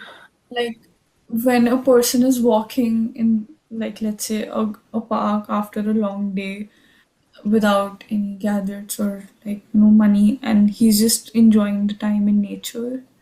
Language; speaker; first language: English; non-native, fluent; Hindi